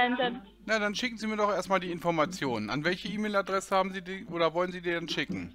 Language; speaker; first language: German; native; German